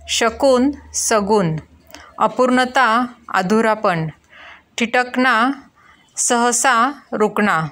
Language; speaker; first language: Hindi; non-native, local second language; Marathi